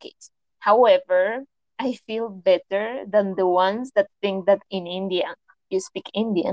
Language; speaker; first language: English; non-native, fluent; Spanish